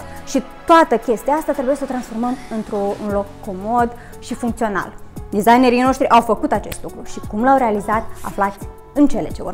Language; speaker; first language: Romanian; native; Romanian